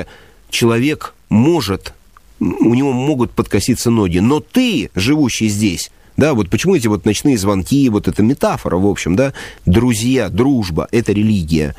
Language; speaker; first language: Russian; native; Russian